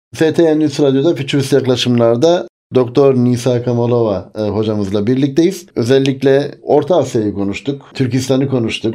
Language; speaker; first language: Turkish; native; Turkish